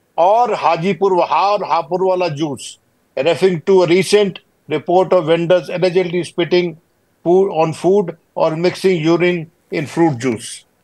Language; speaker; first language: Hindi; native; Hindi